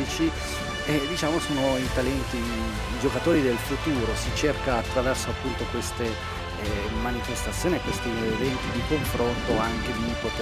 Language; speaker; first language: Italian; native; Italian